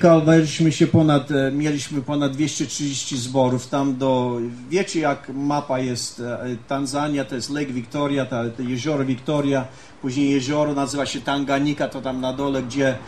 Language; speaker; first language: Polish; early bilingual, heritage; Polish